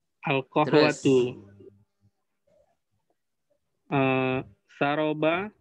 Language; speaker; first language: Arabic; non-native, learner; Indonesian